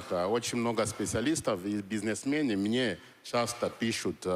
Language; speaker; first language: Russian; non-native, fluent; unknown